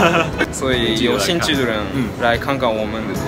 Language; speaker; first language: Chinese; non-native, fluent; Japanese